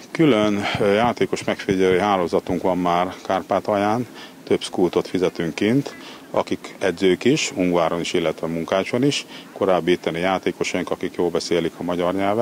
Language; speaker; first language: Hungarian; native; Hungarian